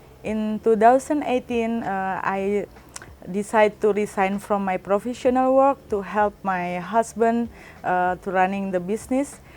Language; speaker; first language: English; non-native, learner; Indonesian